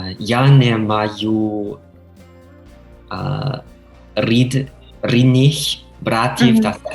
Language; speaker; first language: Ukrainian; non-native, learner; English